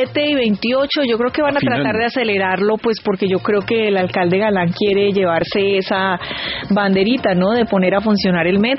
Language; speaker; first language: Spanish; native; Spanish